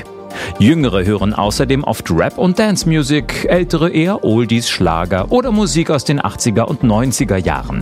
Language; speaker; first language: German; native; German